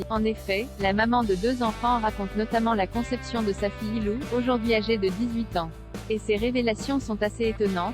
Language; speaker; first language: French; native; French